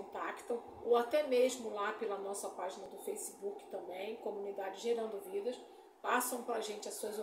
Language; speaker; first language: Portuguese; native; Portuguese